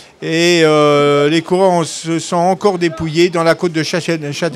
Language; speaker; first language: French; native; French